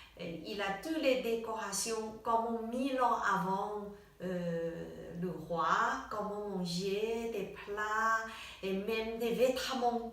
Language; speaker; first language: French; non-native, learner; Chinese